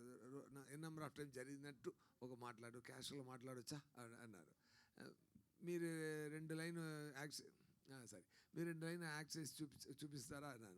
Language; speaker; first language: Telugu; non-native, learner; Tamil